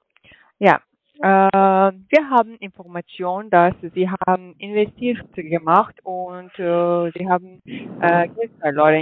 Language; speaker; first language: German; non-native, learner; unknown